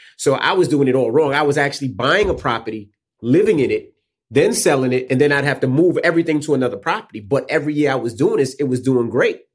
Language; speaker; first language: English; native; English